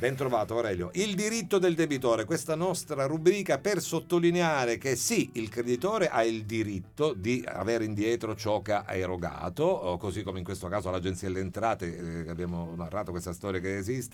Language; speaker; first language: Italian; native; Italian